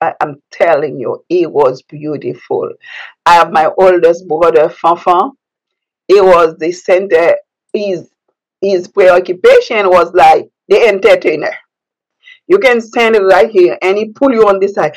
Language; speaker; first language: English; non-native, fluent; Haitian Creole